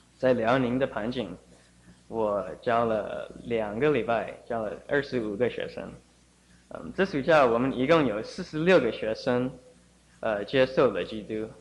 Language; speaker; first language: Chinese; early bilingual, heritage; Chinese